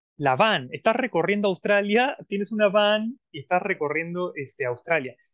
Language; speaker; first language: Spanish; native; Spanish